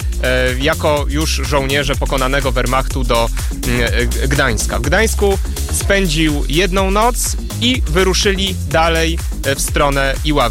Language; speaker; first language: Polish; native; Polish